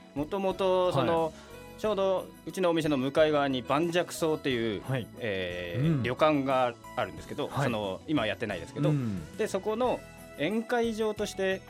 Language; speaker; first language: Japanese; native; Japanese